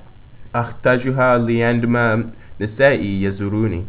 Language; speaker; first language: Arabic; non-native, learner; English